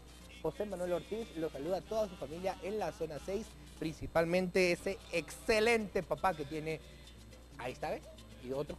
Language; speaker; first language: Spanish; native; Spanish